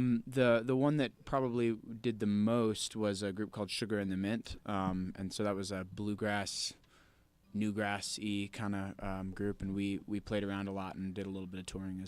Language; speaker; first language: English; native; English